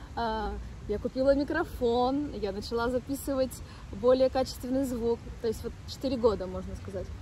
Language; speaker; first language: Russian; native; Russian